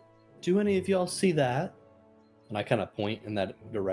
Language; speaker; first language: English; native; English